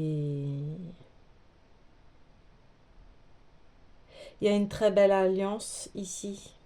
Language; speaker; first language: French; native; French